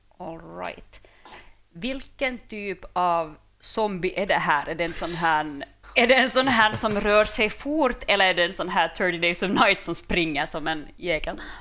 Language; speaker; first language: Swedish; native; Swedish